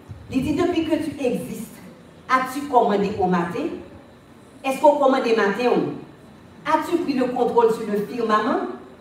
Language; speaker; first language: French; native; French